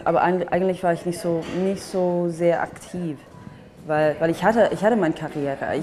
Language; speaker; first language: German; non-native, fluent; English